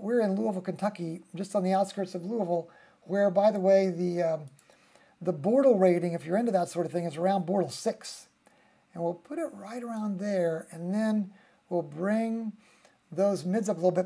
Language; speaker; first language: English; native; English